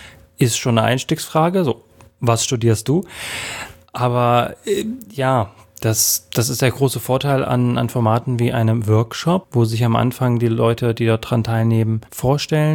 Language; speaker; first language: German; native; German